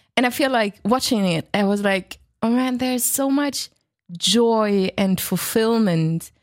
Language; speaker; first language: English; non-native, fluent; German